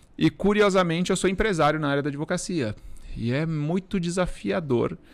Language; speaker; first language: Portuguese; early bilingual, other home language; Spanish